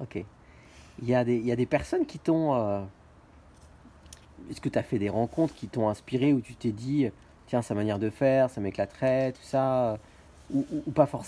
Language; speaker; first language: French; native; French